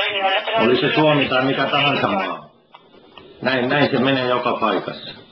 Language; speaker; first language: Finnish; native; Finnish